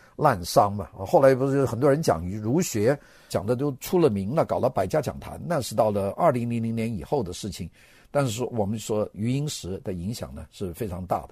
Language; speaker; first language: Chinese; native; Chinese